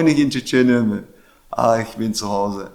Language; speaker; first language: German; non-native, learner; Chechen